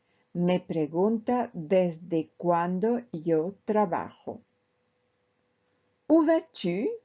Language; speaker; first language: Spanish; non-native, fluent; French